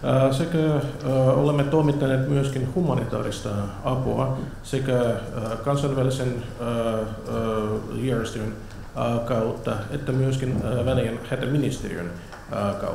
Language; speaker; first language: Finnish; non-native, fluent; Russian